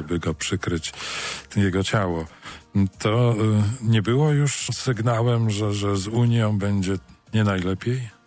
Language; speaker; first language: Polish; native; Polish